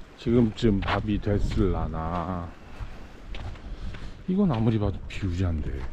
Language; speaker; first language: Korean; native; Korean